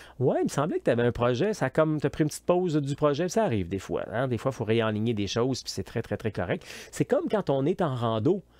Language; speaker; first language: French; native; French